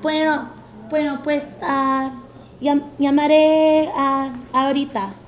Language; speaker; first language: Spanish; non-native, learner; English